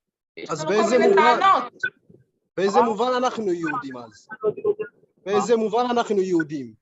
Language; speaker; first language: Hebrew; early bilingual, other home language; Amharic